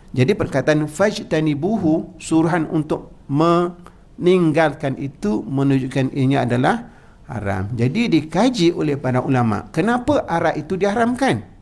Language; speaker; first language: Malay; native; Malay